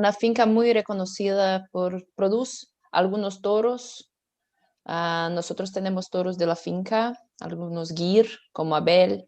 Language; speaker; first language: Spanish; non-native, fluent; Portuguese